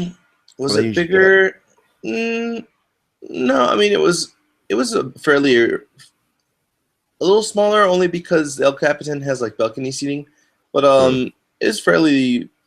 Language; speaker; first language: English; native; English